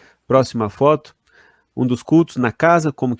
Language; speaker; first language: Portuguese; native; Portuguese